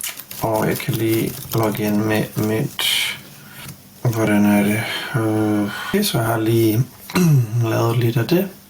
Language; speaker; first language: Danish; non-native, fluent; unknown